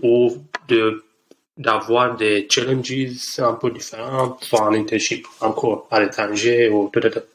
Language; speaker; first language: French; non-native, learner; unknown